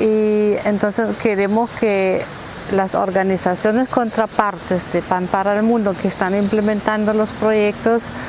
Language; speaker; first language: Spanish; non-native, fluent; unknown